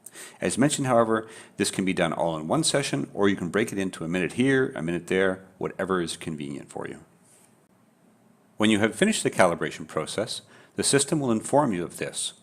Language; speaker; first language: English; native; English